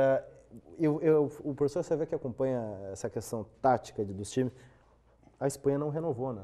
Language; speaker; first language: Portuguese; native; Portuguese